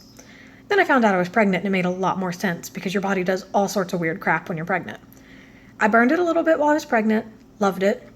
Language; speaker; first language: English; native; English